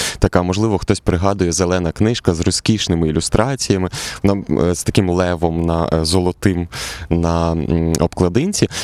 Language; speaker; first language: Ukrainian; non-native, local second language; Russian